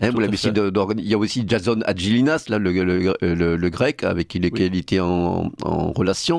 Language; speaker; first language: French; native; French